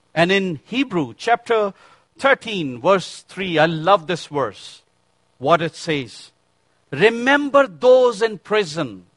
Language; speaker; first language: English; non-native, local second language; Urdu